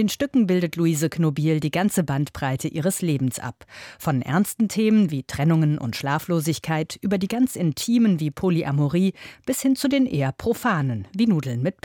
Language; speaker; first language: German; native; German